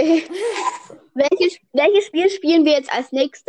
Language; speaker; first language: German; native; German